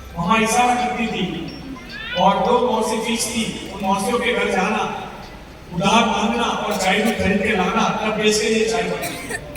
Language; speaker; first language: Hindi; non-native, local second language; Gujarati